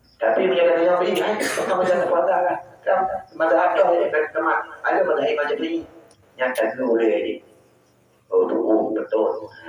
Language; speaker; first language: Malay; non-native, local second language; Achinese